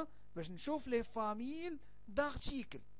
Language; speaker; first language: French; non-native, local second language; Arabic